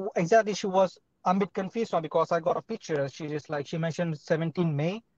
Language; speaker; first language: English; non-native, fluent; Arabic